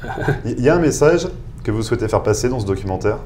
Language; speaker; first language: French; native; French